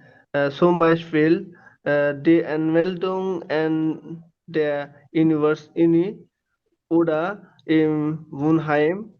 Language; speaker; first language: German; non-native, learner; Bangla